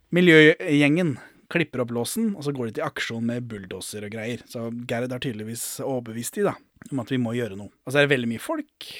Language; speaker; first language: Norwegian; native; Norwegian